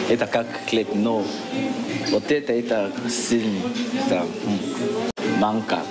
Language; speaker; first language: Russian; non-native, learner; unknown